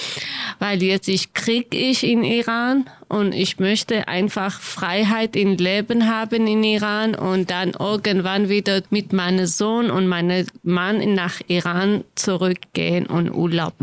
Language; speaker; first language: German; non-native, learner; Kurdish